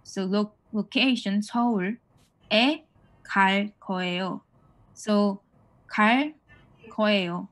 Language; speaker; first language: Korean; non-native, fluent; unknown